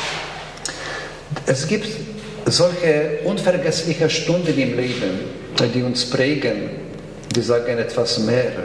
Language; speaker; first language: German; non-native, fluent; Polish